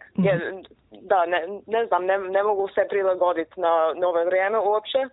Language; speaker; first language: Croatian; early bilingual, heritage; Croatian